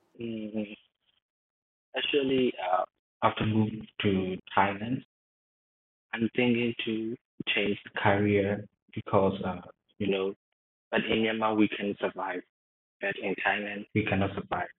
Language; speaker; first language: English; non-native, learner; Burmese